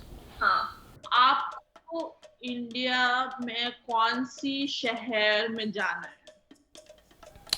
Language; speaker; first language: Hindi; non-native, local second language; Marathi